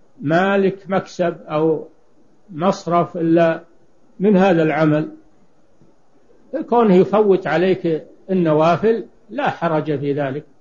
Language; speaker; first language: Arabic; native; Arabic